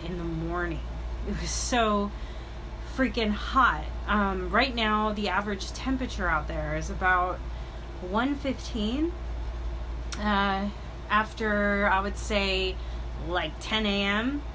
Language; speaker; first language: English; native; English